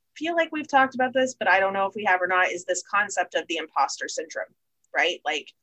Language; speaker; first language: English; native; English